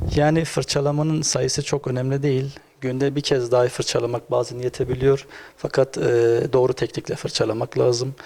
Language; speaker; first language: Turkish; native; Turkish